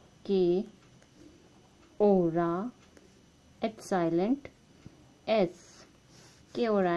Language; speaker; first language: Spanish; non-native, learner; Hindi